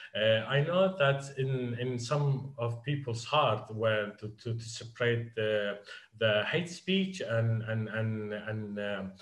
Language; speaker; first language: English; non-native, fluent; Arabic